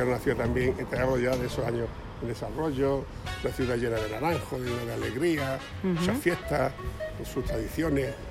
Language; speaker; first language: Spanish; native; Spanish